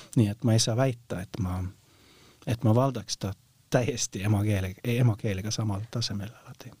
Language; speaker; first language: Estonian; non-native, fluent; Norwegian